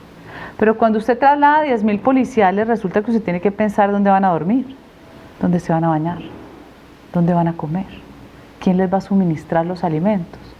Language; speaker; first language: Spanish; native; Spanish